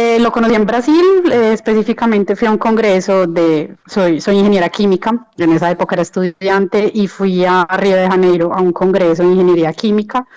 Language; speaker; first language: Spanish; native; Spanish